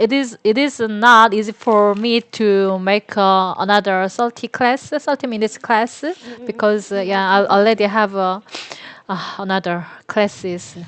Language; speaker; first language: English; non-native, learner; Korean